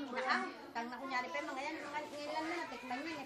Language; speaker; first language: Filipino; native; Filipino